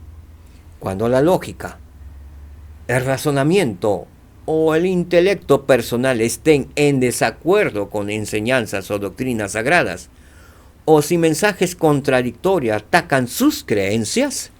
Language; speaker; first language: Spanish; native; Spanish